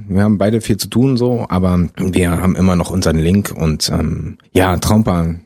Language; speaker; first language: German; native; German